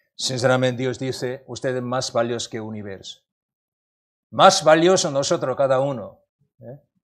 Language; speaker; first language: Spanish; non-native, learner; Korean